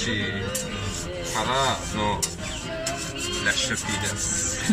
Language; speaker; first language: Japanese; non-native, learner; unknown